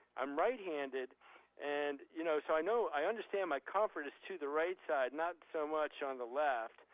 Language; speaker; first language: English; native; English